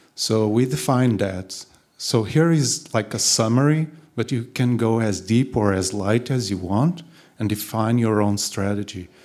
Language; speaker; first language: English; non-native, fluent; Portuguese